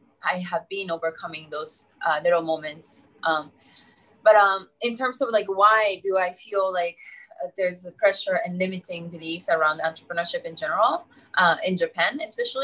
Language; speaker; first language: English; non-native, fluent; Japanese